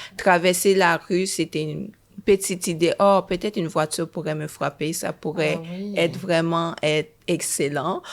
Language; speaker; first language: French; early bilingual, other home language; Haitian Creole